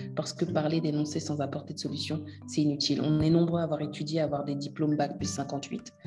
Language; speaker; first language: French; native; French